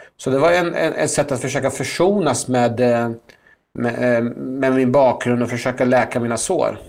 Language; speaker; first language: Swedish; early bilingual, other home language; Persian